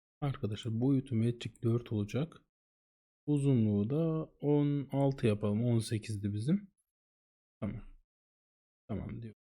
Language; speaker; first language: Turkish; native; Turkish